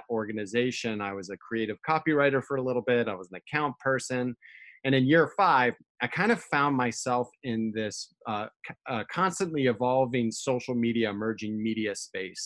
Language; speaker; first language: English; native; English